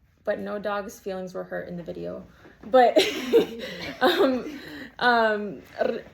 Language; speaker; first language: Spanish; early bilingual, heritage; Spanish